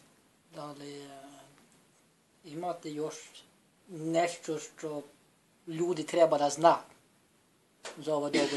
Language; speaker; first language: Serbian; non-native, learner; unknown